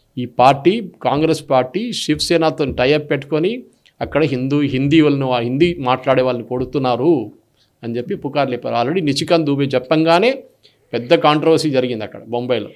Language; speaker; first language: Telugu; non-native, local second language; Malayalam